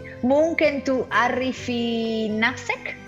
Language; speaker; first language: Arabic; non-native, learner; Italian